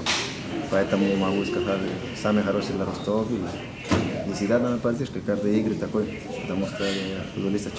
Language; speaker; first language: Russian; non-native, learner; Spanish